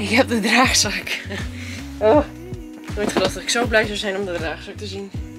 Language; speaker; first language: Dutch; native; Dutch